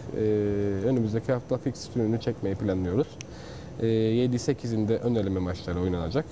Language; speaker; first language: Turkish; native; Turkish